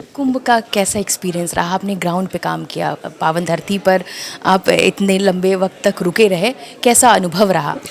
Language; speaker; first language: Hindi; native; Hindi